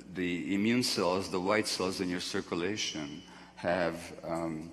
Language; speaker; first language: English; non-native, fluent; Hungarian